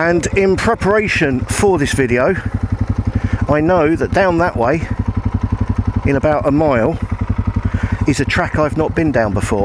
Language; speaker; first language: English; native; English